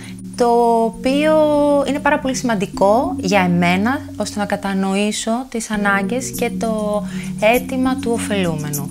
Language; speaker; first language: Greek; native; Greek